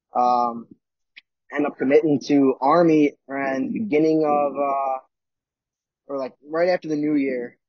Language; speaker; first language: English; native; English